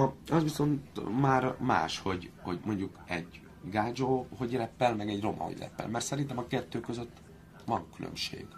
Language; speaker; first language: Hungarian; non-native, learner; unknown